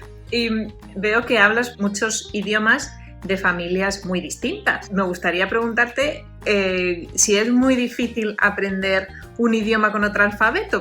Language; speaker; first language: Spanish; native; Spanish